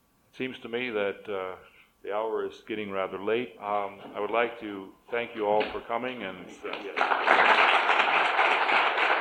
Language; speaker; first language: English; native; English